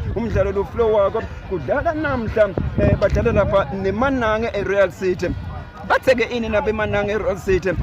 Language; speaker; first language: Zulu; non-native, local second language; Swati